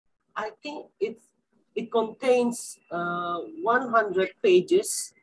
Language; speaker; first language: English; non-native, learner; Indonesian